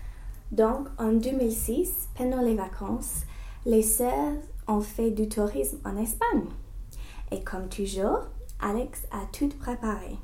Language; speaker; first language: French; non-native, learner; English